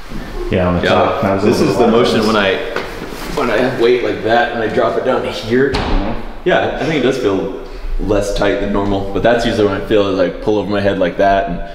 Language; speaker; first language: English; native; English